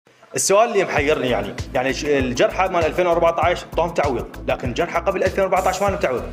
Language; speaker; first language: Arabic; native; Arabic